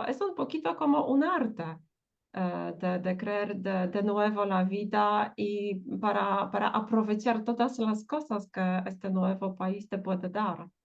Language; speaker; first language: Spanish; non-native, fluent; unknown